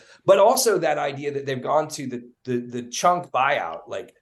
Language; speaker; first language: English; native; English